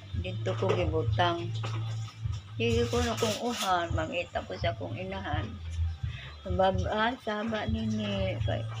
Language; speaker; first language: Cebuano; non-native, local second language; Hiligaynon